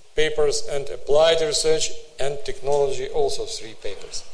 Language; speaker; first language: English; non-native, fluent; Russian